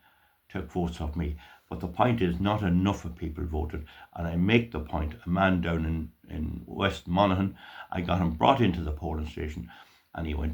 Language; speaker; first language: English; native; English